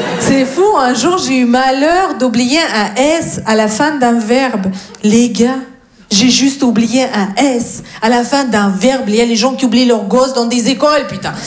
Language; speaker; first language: French; non-native, fluent; Russian